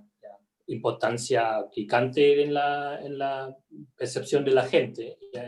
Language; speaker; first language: Spanish; non-native, fluent; German